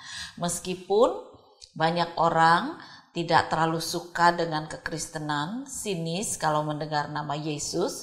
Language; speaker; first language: Indonesian; native; Indonesian